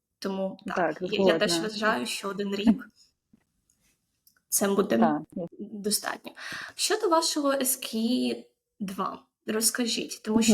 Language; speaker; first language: Ukrainian; native; Ukrainian